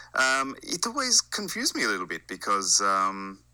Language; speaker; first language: English; native; English